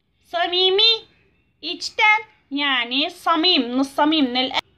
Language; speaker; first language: Turkish; non-native, learner; Arabic